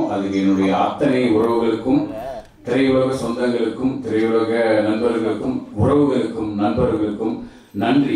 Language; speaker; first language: Tamil; native; Tamil